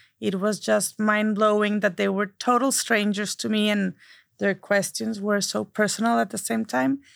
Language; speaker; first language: English; non-native, fluent; Spanish